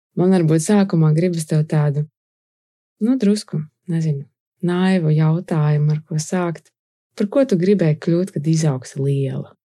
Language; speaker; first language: Latvian; native; Latvian